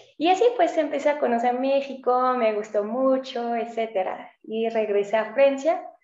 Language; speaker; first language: Spanish; non-native, fluent; French